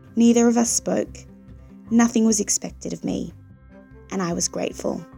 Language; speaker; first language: English; native; English